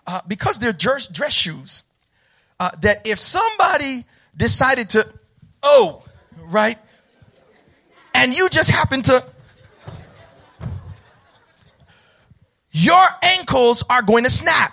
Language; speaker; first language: English; native; English